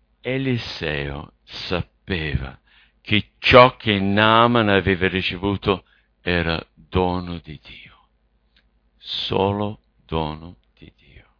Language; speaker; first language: Italian; non-native, fluent; English